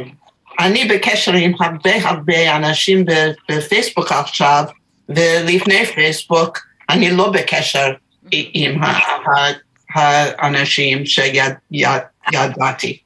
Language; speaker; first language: Hebrew; non-native, learner; English